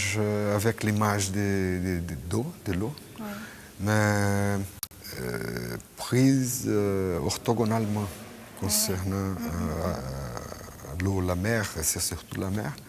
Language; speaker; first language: French; non-native, fluent; Portuguese